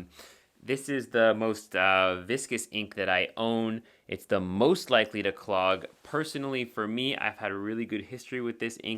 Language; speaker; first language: English; native; English